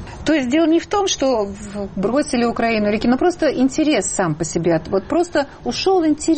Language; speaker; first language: Russian; native; Russian